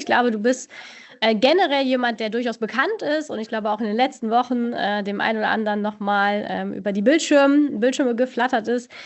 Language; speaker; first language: German; native; German